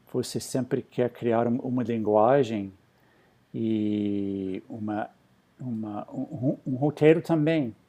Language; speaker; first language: Portuguese; non-native, fluent; English